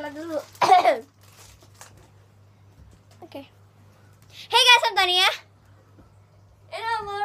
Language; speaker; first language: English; non-native, learner; Indonesian